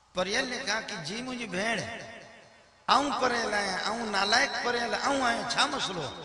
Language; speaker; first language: Urdu; non-native, local second language; Brahui